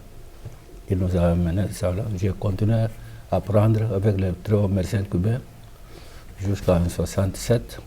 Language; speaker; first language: French; non-native, fluent; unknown